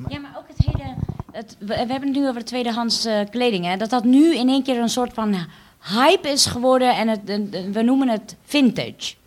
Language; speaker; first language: Dutch; early bilingual, other home language; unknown